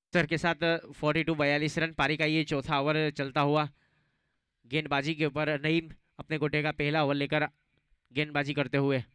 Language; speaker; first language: Hindi; non-native, local second language; Gujarati